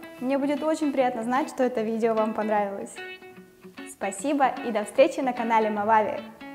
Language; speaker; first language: Russian; native; Russian